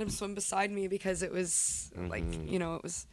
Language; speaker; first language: English; native; English